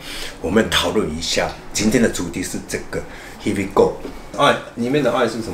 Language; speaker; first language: Chinese; non-native, fluent; Japanese